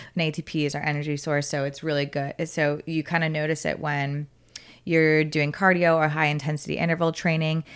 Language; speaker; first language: English; native; English